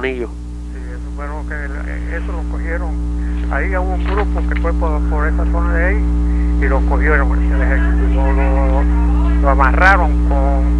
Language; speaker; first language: Spanish; native; Spanish